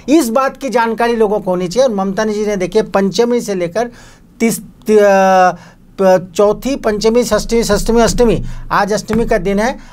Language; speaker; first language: Hindi; non-native, local second language; Bangla